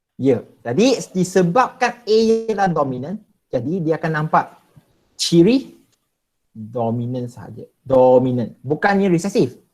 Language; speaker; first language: Malay; non-native, local second language; Chinese